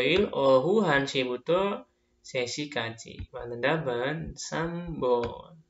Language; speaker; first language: Korean; non-native, fluent; Indonesian